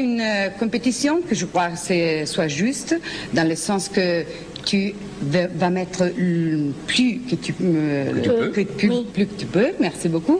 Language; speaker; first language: French; non-native, fluent; Italian